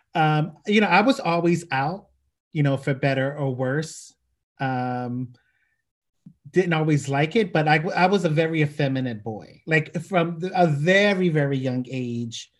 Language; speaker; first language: English; native; English